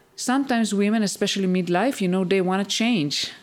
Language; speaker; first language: English; non-native, fluent; Hebrew